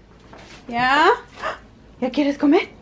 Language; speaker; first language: Spanish; early bilingual, heritage; Spanish